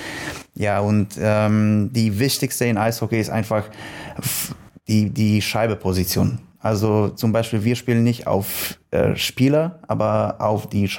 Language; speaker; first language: German; non-native, learner; Polish